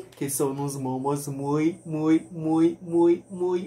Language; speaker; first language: Spanish; non-native, learner; Portuguese